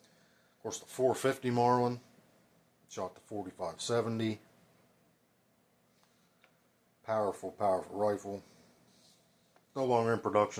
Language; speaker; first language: English; native; English